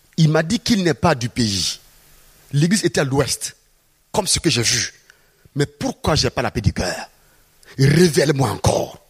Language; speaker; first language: French; non-native, local second language; Mossi